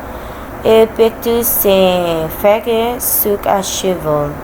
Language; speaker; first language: French; non-native, learner; Spanish